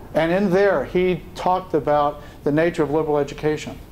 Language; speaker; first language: English; native; English